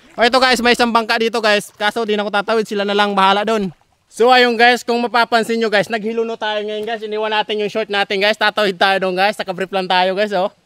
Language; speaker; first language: Filipino; non-native, local second language; Bikol